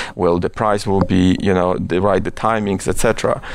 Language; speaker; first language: English; non-native, fluent; Polish